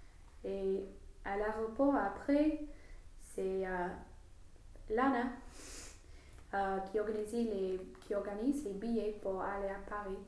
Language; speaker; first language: French; non-native, learner; English